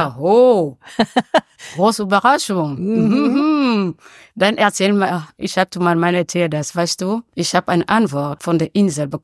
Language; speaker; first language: German; non-native, learner; French